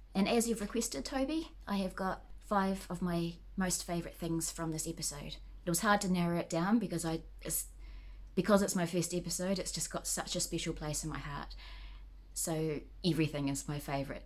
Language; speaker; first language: English; native; English